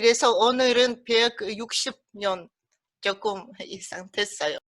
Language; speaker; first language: Korean; early bilingual, heritage; Russian